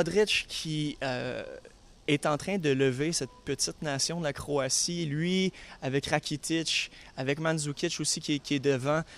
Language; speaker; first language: French; native; French